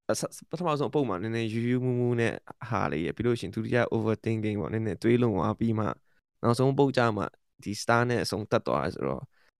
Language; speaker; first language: Burmese; non-native, local second language; Kachin